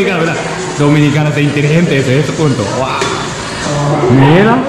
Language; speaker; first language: Spanish; non-native, learner; Japanese